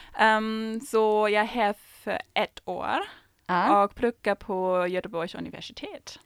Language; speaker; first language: Swedish; non-native, fluent; German